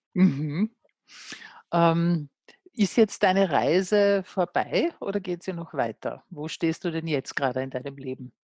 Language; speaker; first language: German; native; German